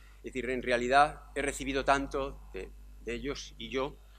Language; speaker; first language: Spanish; native; Spanish